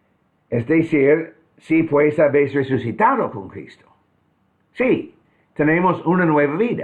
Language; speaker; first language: Spanish; non-native, fluent; English